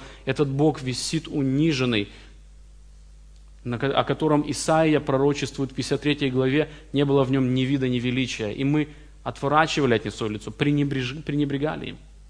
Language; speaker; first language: Russian; native; Russian